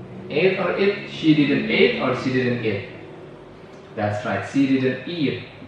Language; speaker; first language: English; non-native, fluent; Indonesian